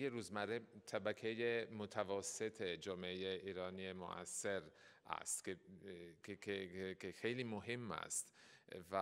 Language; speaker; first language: Persian; non-native, fluent; Italian